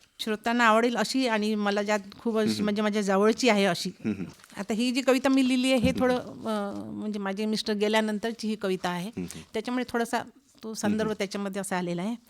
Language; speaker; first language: Marathi; non-native, local second language; Hindi